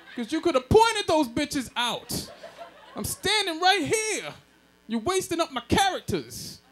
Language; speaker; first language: English; native; English